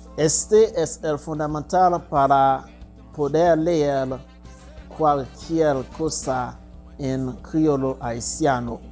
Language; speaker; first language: Spanish; non-native, fluent; Haitian Creole